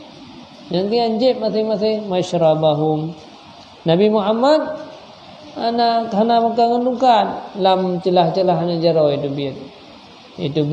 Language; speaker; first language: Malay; non-native, local second language; Achinese